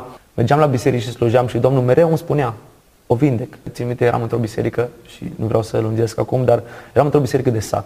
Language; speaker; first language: Romanian; native; Romanian